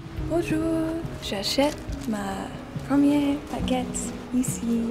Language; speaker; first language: French; non-native, learner; English